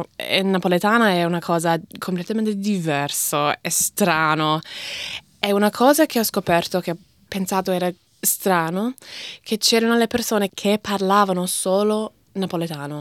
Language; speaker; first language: Italian; non-native, fluent; English